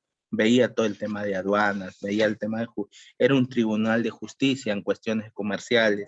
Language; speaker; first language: Spanish; native; Spanish